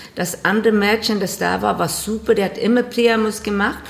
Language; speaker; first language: German; non-native, learner; Swedish